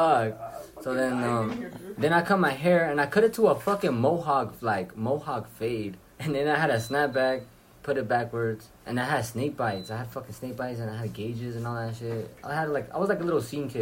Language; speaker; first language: English; early bilingual, other home language; Spanish